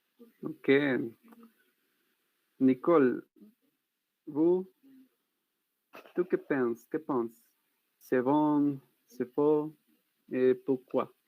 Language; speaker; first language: French; non-native, learner; Spanish